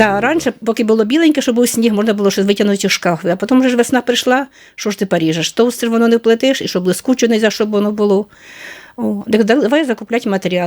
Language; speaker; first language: Ukrainian; native; Ukrainian